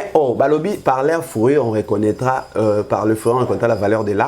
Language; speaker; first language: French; non-native, local second language; Lingala